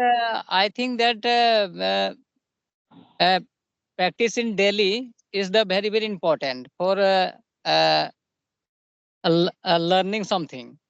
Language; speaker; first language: English; non-native, local second language; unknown